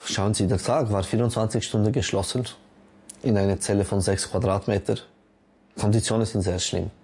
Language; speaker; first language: German; non-native, local second language; French